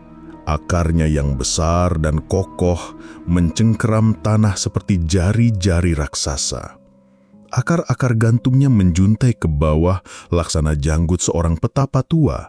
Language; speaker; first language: Indonesian; native; Indonesian